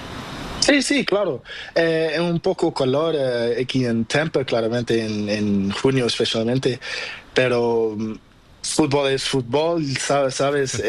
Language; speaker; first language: Spanish; non-native, learner; Portuguese